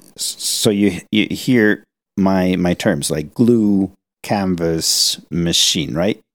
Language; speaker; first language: English; non-native, fluent; Italian